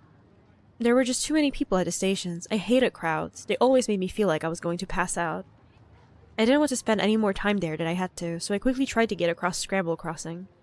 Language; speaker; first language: English; non-native, fluent; Polish